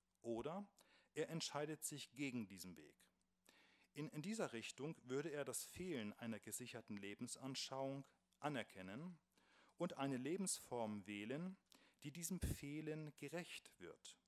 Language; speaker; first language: German; native; German